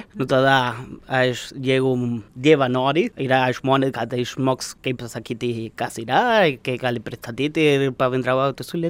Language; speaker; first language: Lithuanian; non-native, learner; Spanish